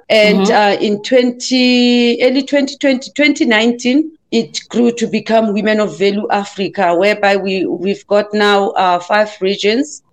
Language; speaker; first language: English; non-native, local second language; Southern Sotho